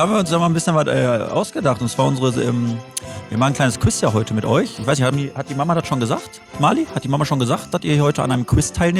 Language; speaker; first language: German; native; German